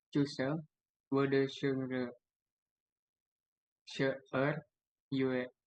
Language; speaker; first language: Chinese; non-native, learner; Indonesian